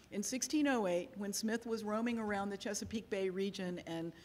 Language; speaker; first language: English; native; English